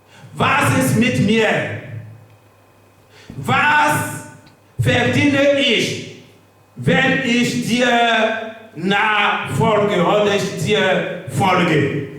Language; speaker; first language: German; non-native, learner; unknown